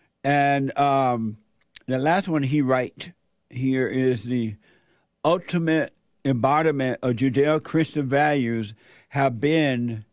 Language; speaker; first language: English; native; English